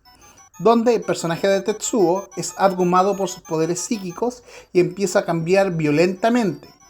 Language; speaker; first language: Spanish; native; Spanish